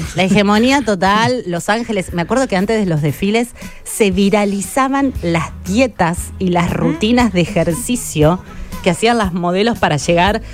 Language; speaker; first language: Spanish; native; Spanish